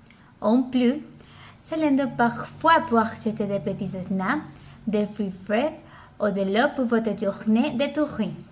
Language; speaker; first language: French; non-native, learner; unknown